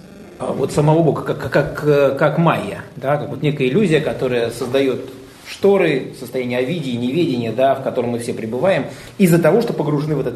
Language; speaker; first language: Russian; native; Russian